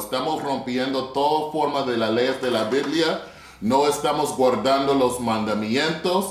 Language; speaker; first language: Spanish; non-native, fluent; English